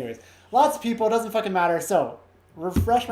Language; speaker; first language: English; native; English